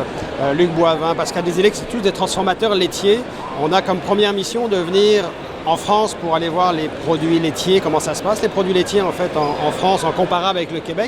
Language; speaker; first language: French; native; French